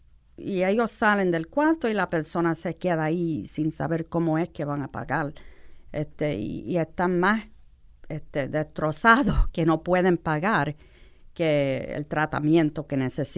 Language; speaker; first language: Spanish; non-native, fluent; English